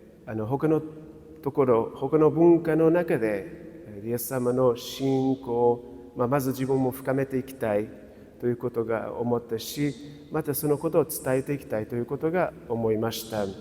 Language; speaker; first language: Japanese; non-native, fluent; Portuguese